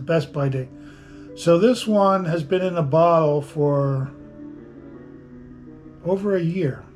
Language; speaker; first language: English; native; English